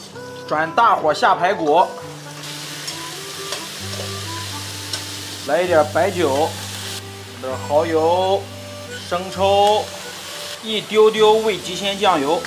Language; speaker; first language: Chinese; native; Chinese